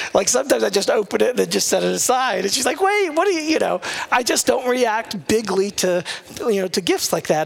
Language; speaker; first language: English; native; English